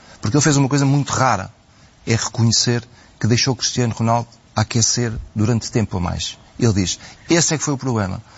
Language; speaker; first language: Portuguese; native; Portuguese